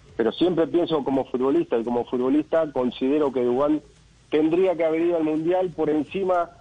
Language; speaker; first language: Spanish; native; Spanish